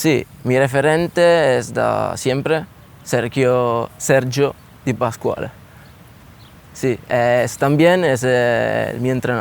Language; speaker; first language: Spanish; non-native, learner; Italian